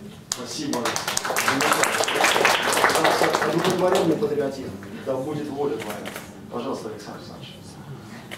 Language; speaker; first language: Russian; native; Russian